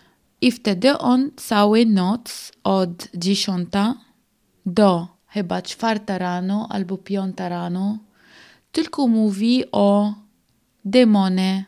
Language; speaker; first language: Polish; non-native, learner; Arabic